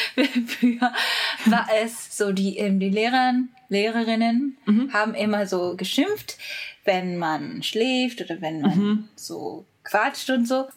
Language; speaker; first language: German; non-native, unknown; Japanese